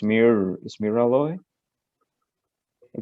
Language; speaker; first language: English; non-native, learner; Spanish